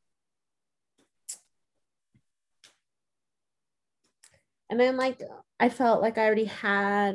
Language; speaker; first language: English; early bilingual, other home language; Spanish